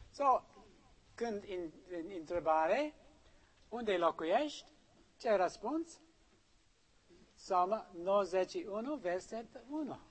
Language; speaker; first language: Romanian; non-native, learner; English